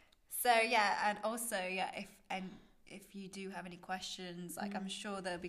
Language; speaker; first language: English; native; English